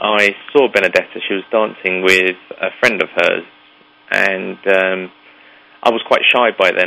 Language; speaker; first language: English; native; English